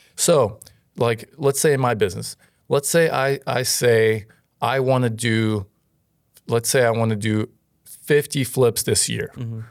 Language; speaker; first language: English; non-native, fluent; Ukrainian